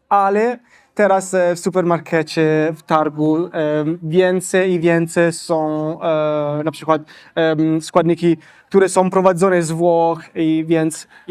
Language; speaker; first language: Polish; non-native, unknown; Italian